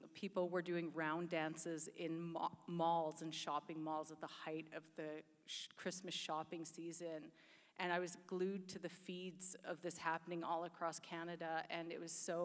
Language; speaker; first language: English; native; English